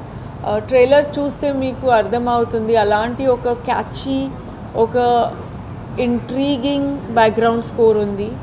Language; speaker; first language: Telugu; non-native, fluent; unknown